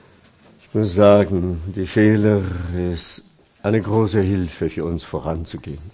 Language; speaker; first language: German; non-native, fluent; Chinese